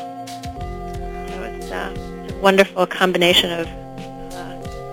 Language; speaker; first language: English; native; English